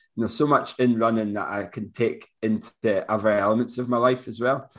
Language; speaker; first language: English; native; English